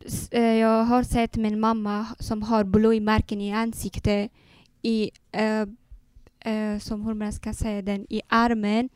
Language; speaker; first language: Swedish; non-native, learner; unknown